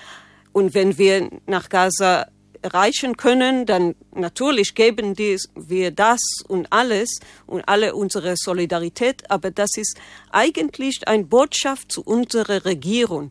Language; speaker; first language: German; non-native, fluent; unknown